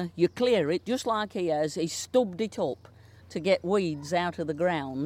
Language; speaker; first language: English; native; English